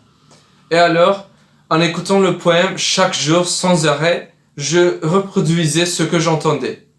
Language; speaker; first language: French; non-native, fluent; Turkish